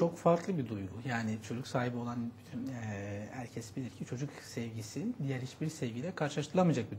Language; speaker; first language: Turkish; native; Turkish